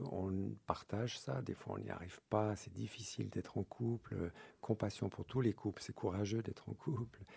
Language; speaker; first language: French; early bilingual, other home language; English